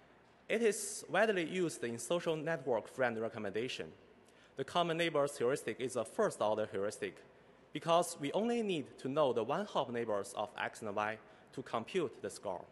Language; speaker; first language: English; non-native, fluent; Chinese